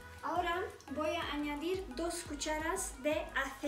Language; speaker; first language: Spanish; non-native, fluent; Turkish